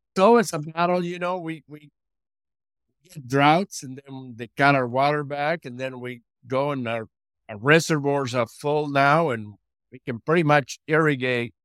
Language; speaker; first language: English; non-native, fluent; Spanish